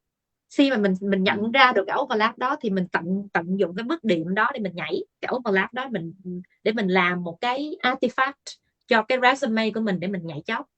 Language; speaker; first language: Vietnamese; native; Vietnamese